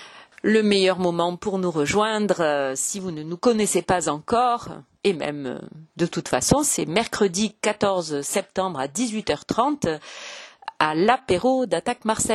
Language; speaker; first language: French; native; French